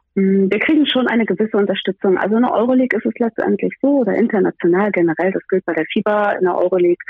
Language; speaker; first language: German; native; German